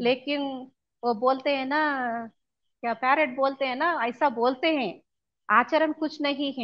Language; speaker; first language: Hindi; non-native, local second language; Telugu